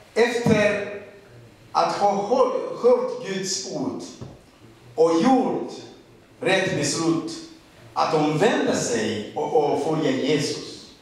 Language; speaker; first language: Swedish; non-native, learner; Rundi